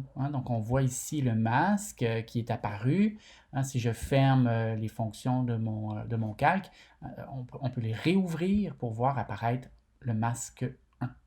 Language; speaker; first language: French; native; French